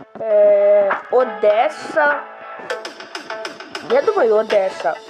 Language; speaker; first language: Ukrainian; non-native, local second language; Russian